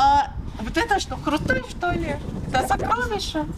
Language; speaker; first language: Russian; non-native, learner; Korean